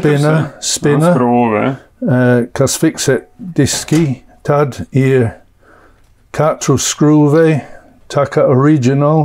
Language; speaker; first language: Latvian; non-native, learner; English